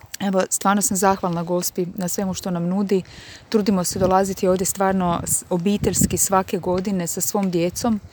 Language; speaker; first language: Croatian; native; Croatian